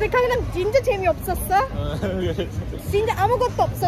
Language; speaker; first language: Korean; non-native, learner; Hindi